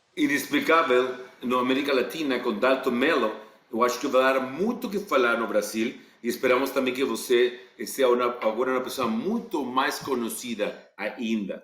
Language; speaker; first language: Portuguese; non-native, fluent; Spanish